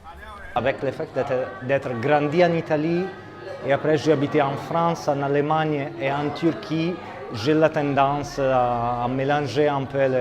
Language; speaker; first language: French; non-native, fluent; Italian